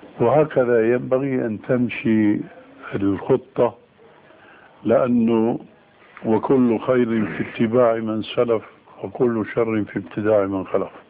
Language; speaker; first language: Arabic; early bilingual, other home language; Albanian